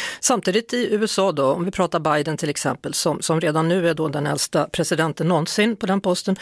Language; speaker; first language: Swedish; native; Swedish